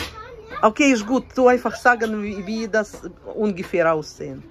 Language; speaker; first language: German; non-native, learner; Russian